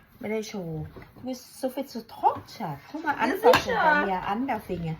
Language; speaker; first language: German; non-native, learner; Thai